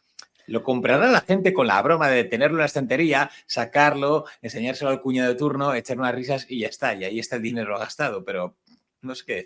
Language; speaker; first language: Spanish; native; Spanish